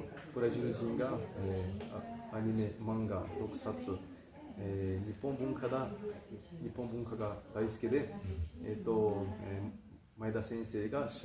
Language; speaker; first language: Japanese; non-native, fluent; Portuguese